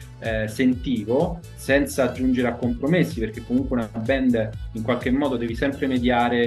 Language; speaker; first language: Italian; native; Italian